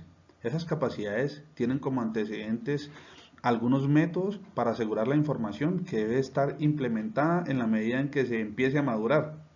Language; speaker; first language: Spanish; native; Spanish